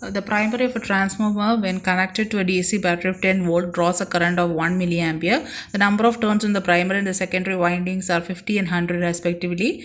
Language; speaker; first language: English; non-native, local second language; Malayalam